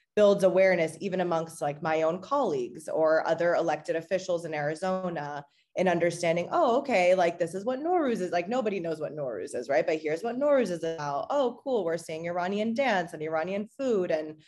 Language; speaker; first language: English; native; English